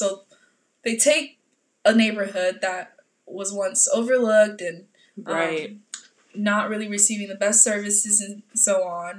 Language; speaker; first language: English; native; English